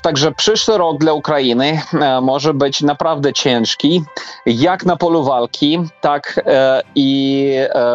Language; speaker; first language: Polish; non-native, fluent; Ukrainian